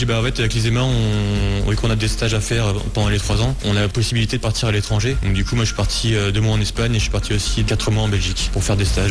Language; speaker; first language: French; native; French